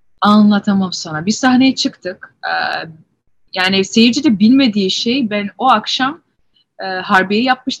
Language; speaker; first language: Turkish; early bilingual, heritage; Turkish